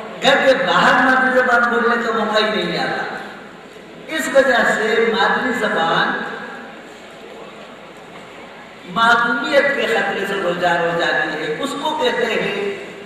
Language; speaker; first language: Urdu; non-native, local second language; Khowar